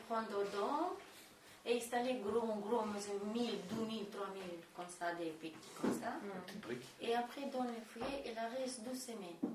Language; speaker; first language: French; non-native, learner; Romanian